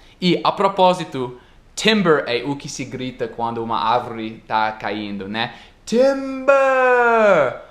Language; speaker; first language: Portuguese; non-native, fluent; English